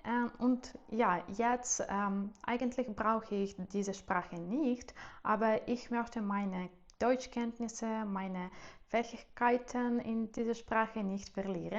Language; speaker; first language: German; non-native, learner; Russian